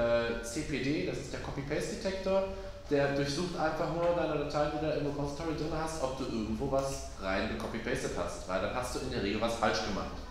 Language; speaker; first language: German; native; German